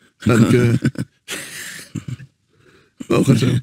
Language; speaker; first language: Hebrew; non-native, fluent; French